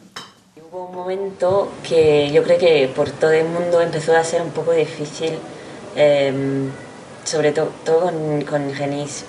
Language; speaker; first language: Spanish; non-native, fluent; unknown